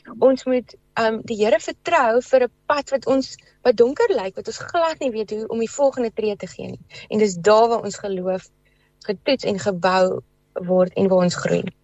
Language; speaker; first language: Afrikaans; native; Afrikaans